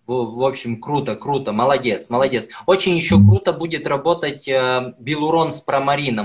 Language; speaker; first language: Russian; native; Russian